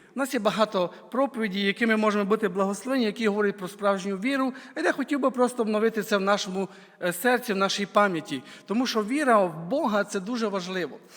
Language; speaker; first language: Ukrainian; native; Ukrainian